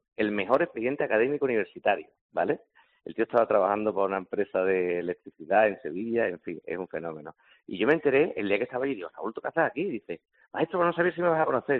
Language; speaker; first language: Spanish; native; Spanish